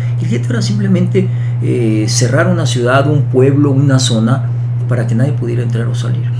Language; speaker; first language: Spanish; early bilingual, other home language; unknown